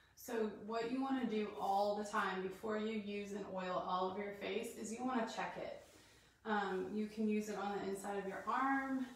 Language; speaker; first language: English; native; English